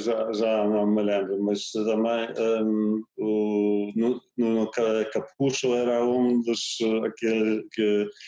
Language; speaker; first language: Portuguese; non-native, fluent; Polish